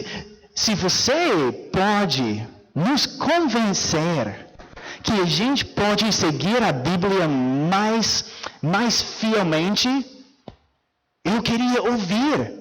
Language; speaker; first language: Portuguese; non-native, fluent; English